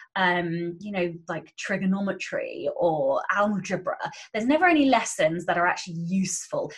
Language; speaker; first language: English; native; English